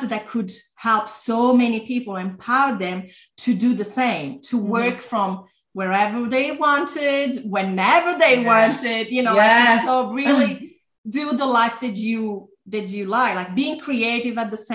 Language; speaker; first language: English; non-native, fluent; Italian